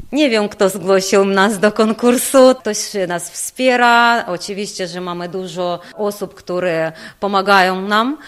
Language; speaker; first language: Polish; non-native, fluent; Ukrainian